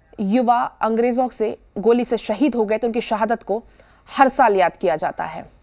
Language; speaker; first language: Hindi; native; Hindi